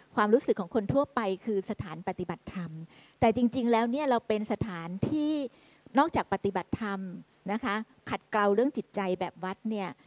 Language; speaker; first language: Thai; native; Thai